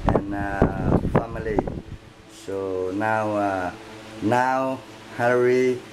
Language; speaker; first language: English; non-native, learner; Vietnamese